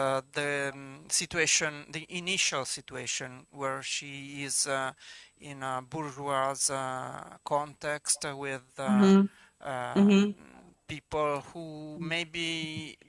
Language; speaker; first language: English; non-native, fluent; Italian